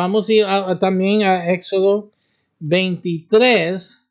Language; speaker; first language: Spanish; early bilingual, heritage; Spanish